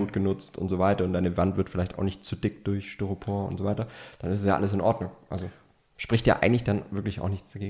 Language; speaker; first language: German; native; German